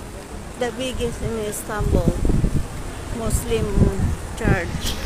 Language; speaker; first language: English; non-native, learner; Filipino